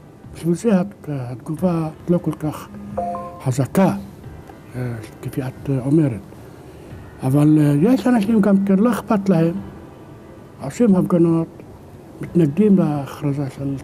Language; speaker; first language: Hebrew; non-native, local second language; Arabic